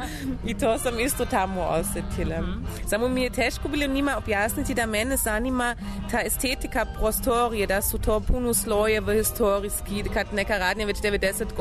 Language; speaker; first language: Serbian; non-native, learner; German